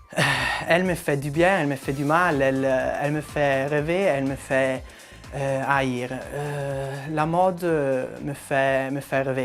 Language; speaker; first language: French; non-native, local second language; Italian